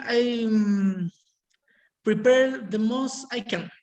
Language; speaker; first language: English; non-native, learner; Spanish